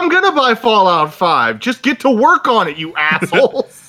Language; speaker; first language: English; native; English